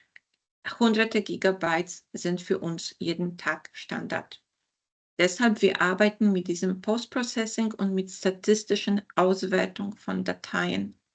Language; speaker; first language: German; non-native, fluent; Polish